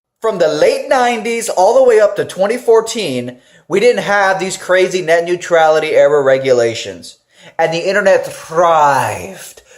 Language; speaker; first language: English; native; English